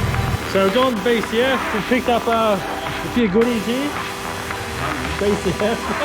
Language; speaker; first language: English; native; English